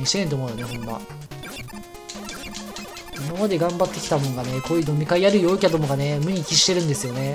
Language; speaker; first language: Japanese; native; Japanese